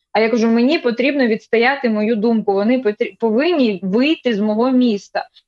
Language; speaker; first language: Ukrainian; non-native, local second language; Russian